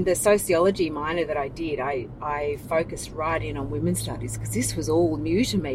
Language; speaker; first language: English; native; English